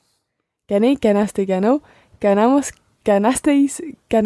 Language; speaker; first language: Spanish; non-native, learner; English